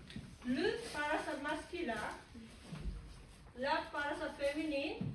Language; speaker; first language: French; non-native, learner; Filipino